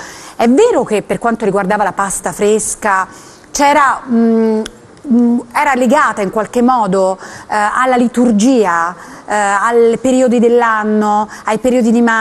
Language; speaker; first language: Italian; native; Italian